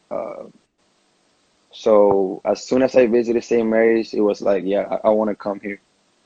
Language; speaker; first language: English; non-native, fluent; Spanish